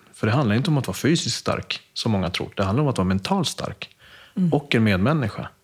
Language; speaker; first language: Swedish; early bilingual, other home language; Spanish